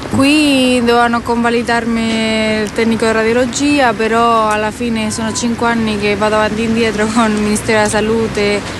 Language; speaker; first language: Italian; non-native, fluent; Spanish